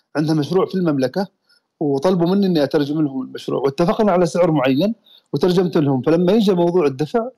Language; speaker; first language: Arabic; native; Arabic